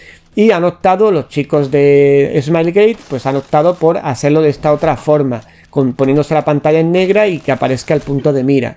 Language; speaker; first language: Spanish; native; Spanish